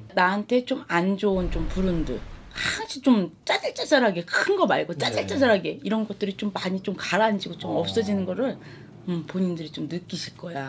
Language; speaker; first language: Korean; native; Korean